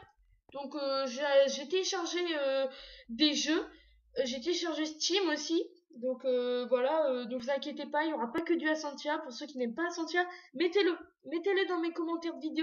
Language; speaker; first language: French; native; French